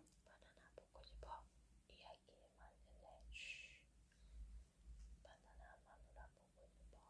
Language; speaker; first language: Korean; non-native, learner; Thai